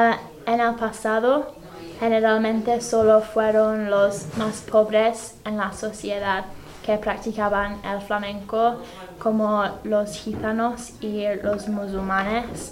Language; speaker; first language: Spanish; non-native, fluent; English